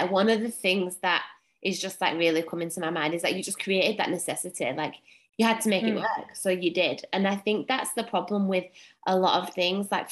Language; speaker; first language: English; native; English